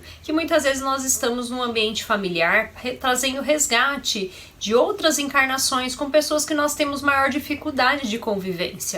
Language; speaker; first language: Portuguese; native; Portuguese